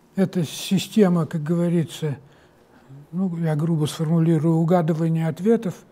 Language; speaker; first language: Russian; native; Russian